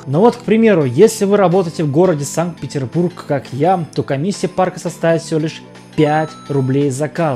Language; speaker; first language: Russian; native; Russian